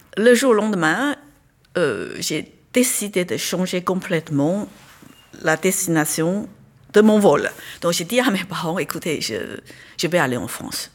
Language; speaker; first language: French; non-native, fluent; Chinese